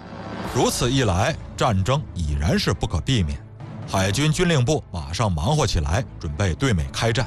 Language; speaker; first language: Chinese; native; Chinese